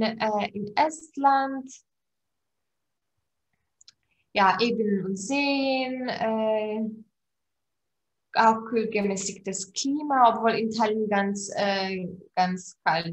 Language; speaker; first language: German; non-native, fluent; Polish